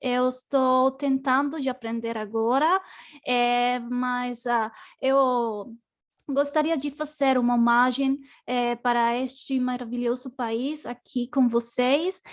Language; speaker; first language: Portuguese; non-native, learner; Spanish